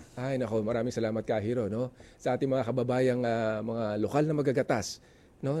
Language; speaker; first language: Filipino; non-native, local second language; Iloko